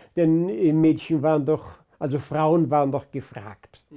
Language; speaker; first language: German; early bilingual, other home language; Polish